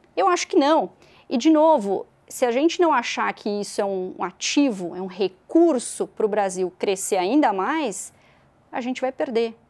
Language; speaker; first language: Portuguese; native; Portuguese